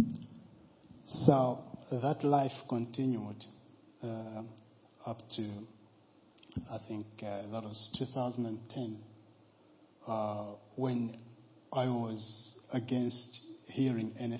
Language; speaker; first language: English; non-native, local second language; Nyanja